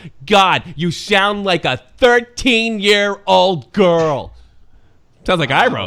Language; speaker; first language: English; native; English